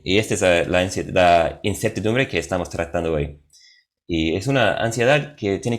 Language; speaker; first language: Spanish; non-native, fluent; English